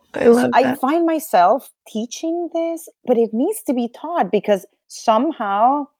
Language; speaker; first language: English; non-native, fluent; Spanish